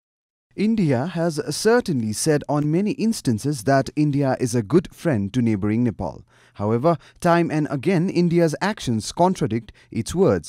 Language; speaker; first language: English; non-native, local second language; Nepali